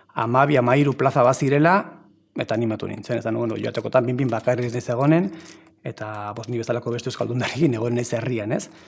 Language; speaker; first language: Basque; non-native, local second language; Spanish